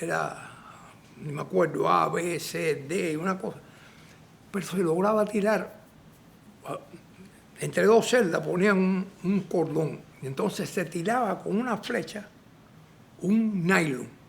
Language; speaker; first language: Spanish; native; Spanish